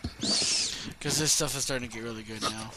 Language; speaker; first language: English; native; English